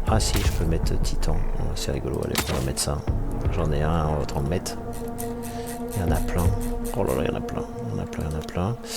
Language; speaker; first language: French; native; French